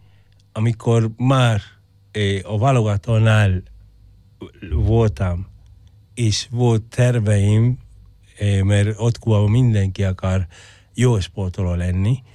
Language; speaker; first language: Hungarian; non-native, fluent; Spanish